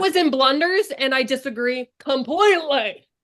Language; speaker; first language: English; native; English